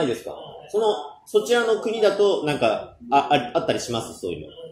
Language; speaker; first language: Japanese; native; Japanese